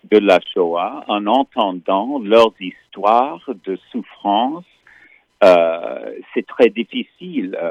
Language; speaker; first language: French; non-native, fluent; English